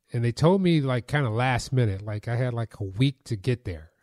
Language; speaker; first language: English; native; English